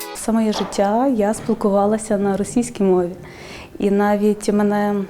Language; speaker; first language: Ukrainian; non-native, local second language; Russian